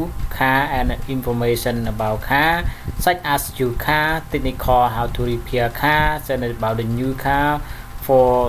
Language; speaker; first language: English; non-native, learner; Khmer